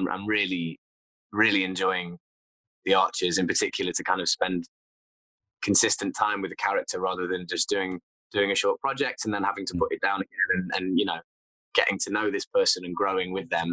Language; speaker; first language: English; native; English